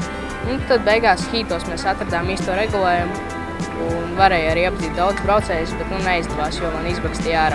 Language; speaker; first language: Latvian; native; Latvian